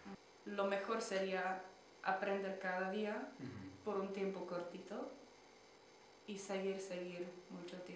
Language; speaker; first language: Spanish; non-native, fluent; Czech